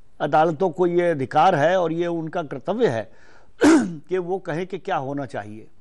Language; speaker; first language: Hindi; native; Hindi